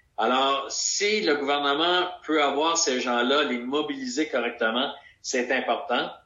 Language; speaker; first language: French; native; French